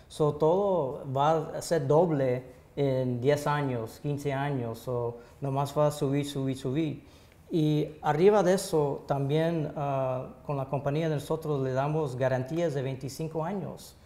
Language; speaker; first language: Spanish; early bilingual, heritage; Spanish